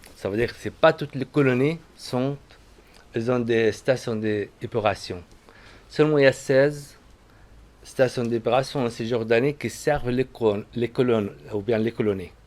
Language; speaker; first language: French; non-native, fluent; Arabic